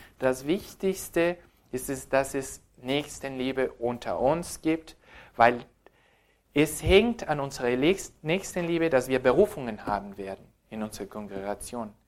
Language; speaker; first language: German; non-native, fluent; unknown